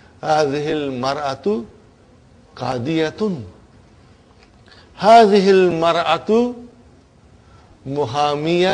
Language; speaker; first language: Arabic; non-native, fluent; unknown